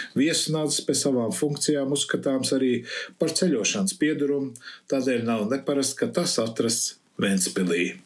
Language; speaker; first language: Latvian; early bilingual, heritage; Latvian